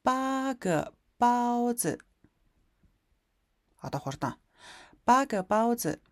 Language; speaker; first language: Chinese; non-native, fluent; Mongolian